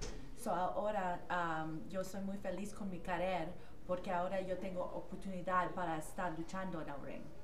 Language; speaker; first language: Spanish; non-native, learner; English